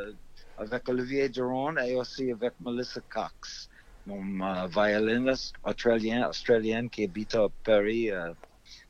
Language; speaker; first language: French; non-native, fluent; English